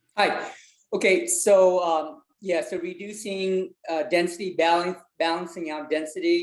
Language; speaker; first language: English; early bilingual, other home language; Vietnamese